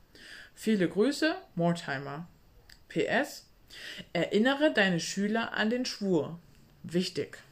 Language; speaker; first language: German; native; German